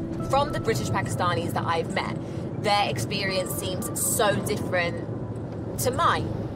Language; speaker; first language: English; early bilingual, other home language; Hindi